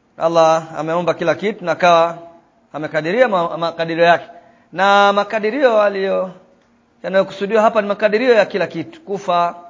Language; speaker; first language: Swahili; native; Swahili